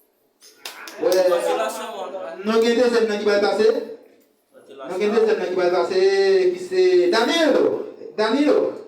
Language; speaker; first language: French; non-native, learner; Haitian Creole